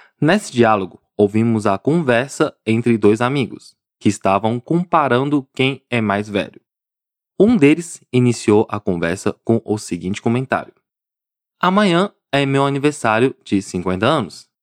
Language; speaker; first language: Portuguese; non-native, fluent; Chinese